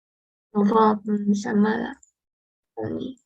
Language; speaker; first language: Malay; native; Malay